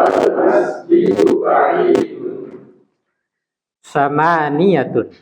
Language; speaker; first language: Arabic; non-native, fluent; Indonesian